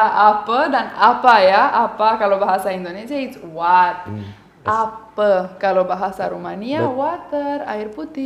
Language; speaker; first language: Indonesian; non-native, fluent; Romanian